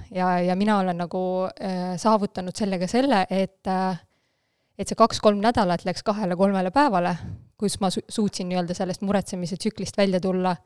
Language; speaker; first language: Estonian; non-native, local second language; Russian